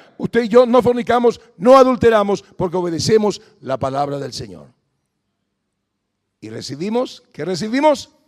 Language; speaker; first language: Spanish; native; Spanish